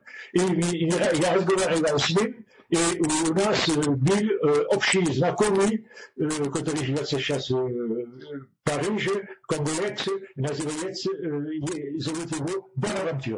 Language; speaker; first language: Russian; non-native, learner; French